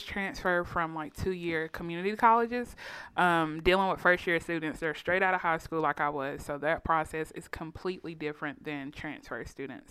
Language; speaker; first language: English; native; English